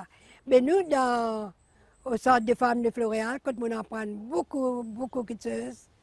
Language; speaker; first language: French; non-native, learner; Morisyen